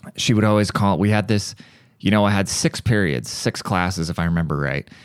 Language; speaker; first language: English; early bilingual, other home language; German